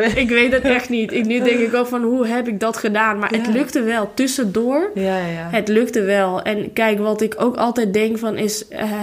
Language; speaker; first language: Dutch; non-native, fluent; Albanian